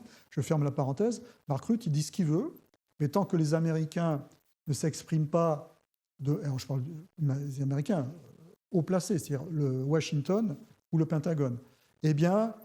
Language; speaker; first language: French; native; French